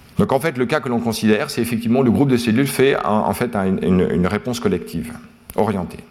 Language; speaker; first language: French; native; French